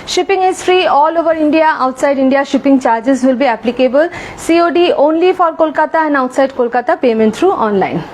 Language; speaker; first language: Hindi; non-native, local second language; Bangla